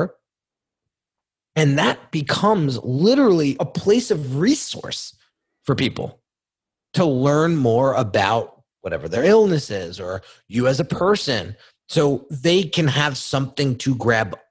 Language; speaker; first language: English; native; English